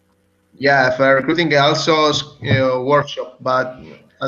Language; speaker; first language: English; non-native, fluent; Italian